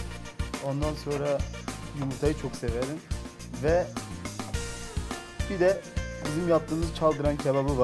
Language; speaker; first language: Turkish; native; Turkish